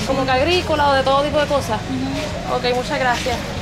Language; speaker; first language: Spanish; early bilingual, heritage; Spanish